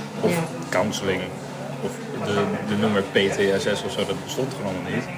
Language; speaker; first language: Dutch; native; Dutch